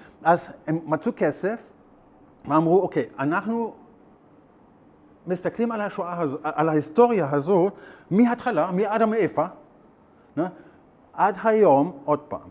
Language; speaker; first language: Hebrew; non-native, learner; German